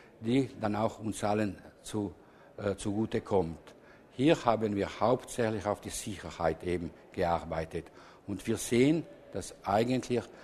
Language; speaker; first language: German; non-native, local second language; Ladin